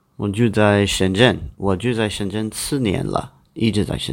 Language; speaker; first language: Chinese; non-native, learner; English